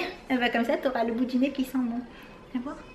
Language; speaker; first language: French; native; French